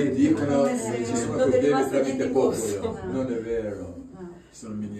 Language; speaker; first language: Italian; non-native, learner; Albanian